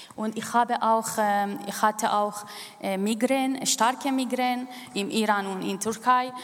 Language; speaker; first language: German; non-native, fluent; Persian